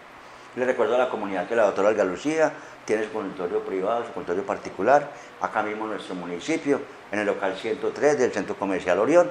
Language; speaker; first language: Spanish; native; Spanish